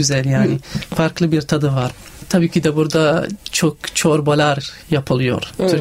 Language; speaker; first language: Turkish; non-native, fluent; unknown